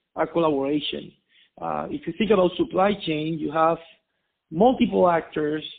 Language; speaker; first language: English; non-native, fluent; Spanish